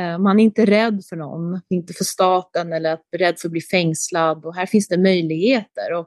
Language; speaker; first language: Swedish; early bilingual, other home language; Albanian